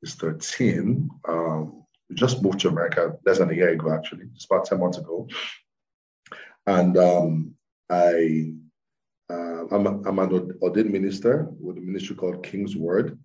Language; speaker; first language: English; non-native, local second language; Yoruba